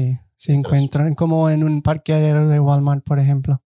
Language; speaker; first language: Spanish; non-native, fluent; English